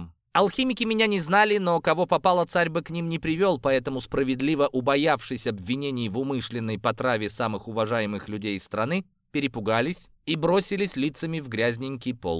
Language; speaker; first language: Russian; native; Russian